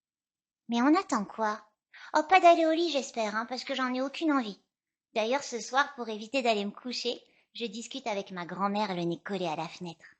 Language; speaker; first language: French; native; French